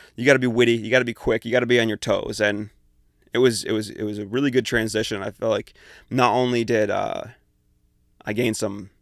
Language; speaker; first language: English; native; English